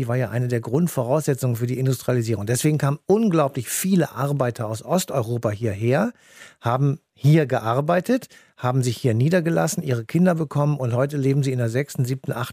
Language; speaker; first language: German; native; German